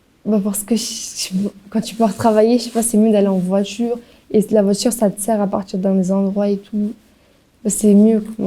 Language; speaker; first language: French; early bilingual, other home language; Albanian